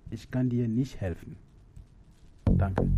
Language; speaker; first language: German; non-native, learner; French